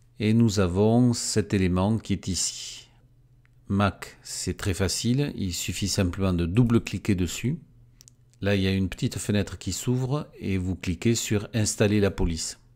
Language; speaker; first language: French; native; French